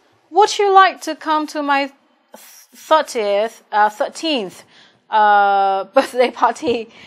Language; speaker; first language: English; non-native, fluent; Vietnamese